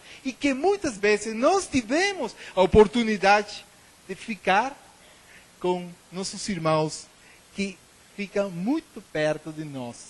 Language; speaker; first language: Portuguese; non-native, learner; Spanish